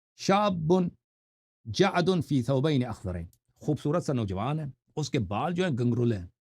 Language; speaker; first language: Urdu; non-native, fluent; Persian